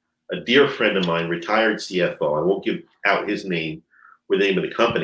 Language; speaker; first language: English; native; English